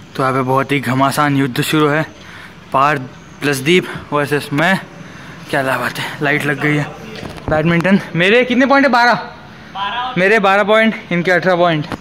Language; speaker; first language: Hindi; non-native, local second language; Marathi